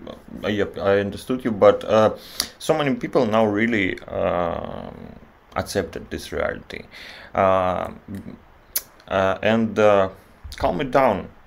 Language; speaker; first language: English; non-native, learner; Russian